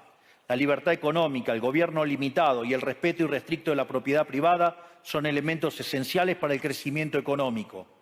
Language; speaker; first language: Spanish; native; Spanish